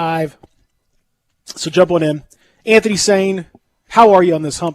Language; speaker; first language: English; native; English